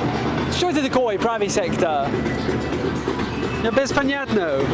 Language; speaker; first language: Russian; non-native, learner; English